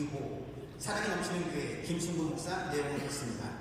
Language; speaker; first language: Korean; native; Korean